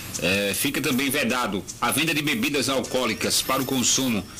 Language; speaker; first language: Portuguese; native; Portuguese